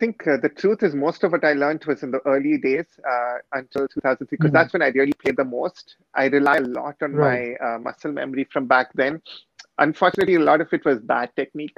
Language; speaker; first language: English; native; English